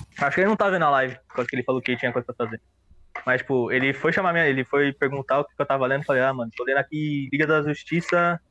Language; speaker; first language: Portuguese; native; Portuguese